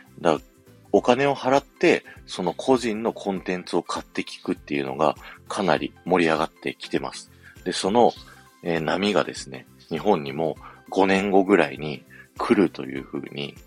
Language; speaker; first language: Japanese; native; Japanese